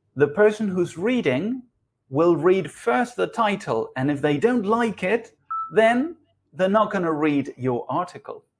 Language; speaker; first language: English; non-native, fluent; Spanish